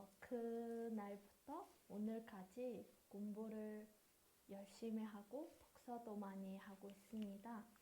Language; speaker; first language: Korean; non-native, fluent; Mongolian